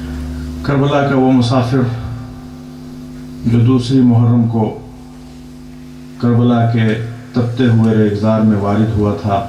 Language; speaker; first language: Urdu; native; Urdu